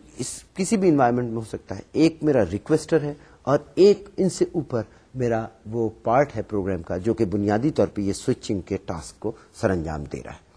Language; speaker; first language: Urdu; native; Urdu